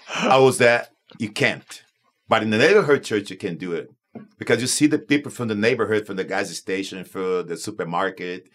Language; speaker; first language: English; non-native, learner; Portuguese